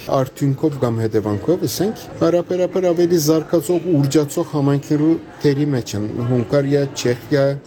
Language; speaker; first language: Armenian; native; Armenian